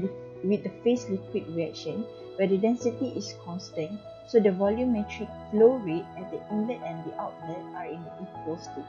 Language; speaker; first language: English; non-native, local second language; Malay